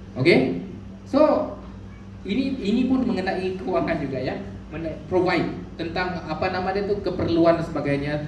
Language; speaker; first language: Malay; non-native, local second language; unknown